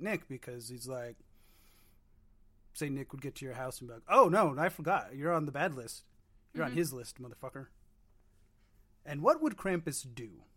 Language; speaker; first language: English; native; English